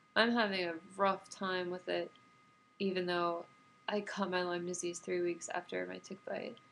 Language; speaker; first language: English; native; English